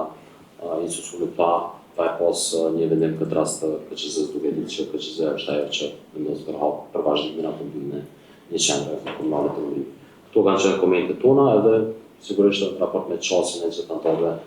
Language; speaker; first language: Albanian; native; Albanian